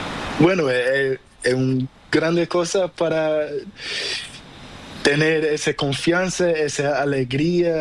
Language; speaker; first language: Spanish; non-native, learner; Portuguese